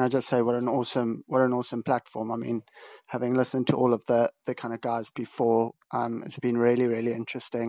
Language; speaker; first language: English; native; English